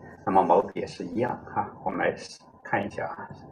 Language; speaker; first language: Chinese; native; Chinese